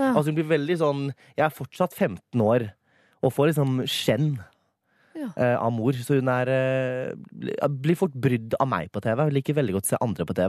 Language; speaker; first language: Norwegian; native; Norwegian